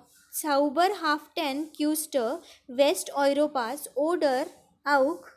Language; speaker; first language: German; non-native, fluent; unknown